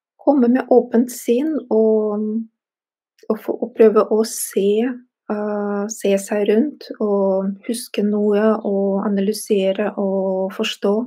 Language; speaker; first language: Swedish; non-native, fluent; Russian